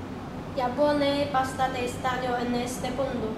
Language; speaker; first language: Spanish; non-native, learner; Chinese